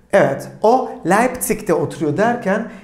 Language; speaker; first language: German; non-native, fluent; Turkish